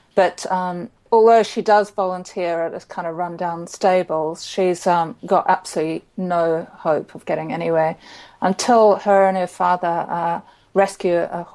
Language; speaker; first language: English; native; English